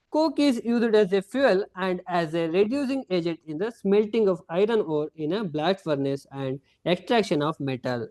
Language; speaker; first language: English; non-native, local second language; Kannada